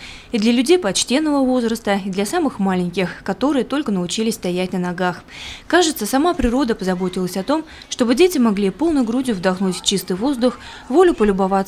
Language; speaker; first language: Russian; native; Russian